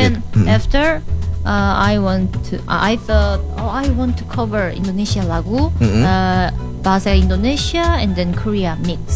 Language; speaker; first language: English; non-native, learner; Korean